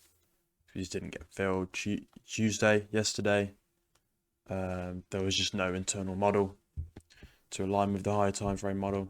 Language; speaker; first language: English; native; English